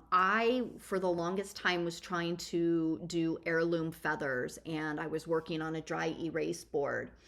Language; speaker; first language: English; native; English